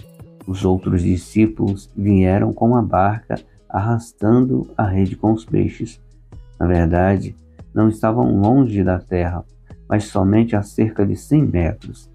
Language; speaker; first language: Portuguese; native; Portuguese